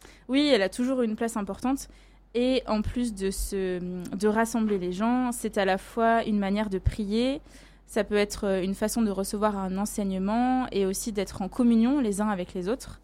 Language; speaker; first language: French; native; French